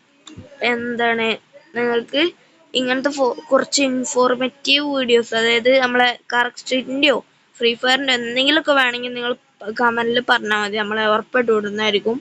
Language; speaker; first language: Malayalam; native; Malayalam